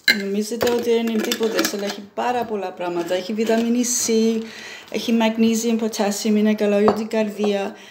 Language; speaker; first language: Greek; early bilingual, heritage; Greek